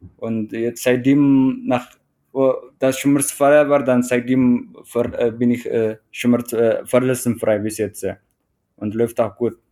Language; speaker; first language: German; non-native, learner; Tigrinya